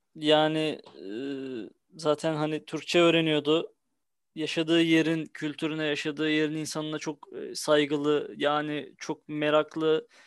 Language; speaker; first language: Turkish; native; Turkish